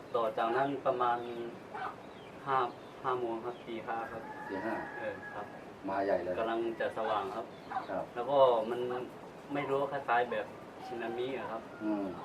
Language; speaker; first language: Thai; native; Thai